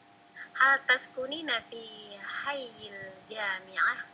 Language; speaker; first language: Arabic; non-native, learner; Indonesian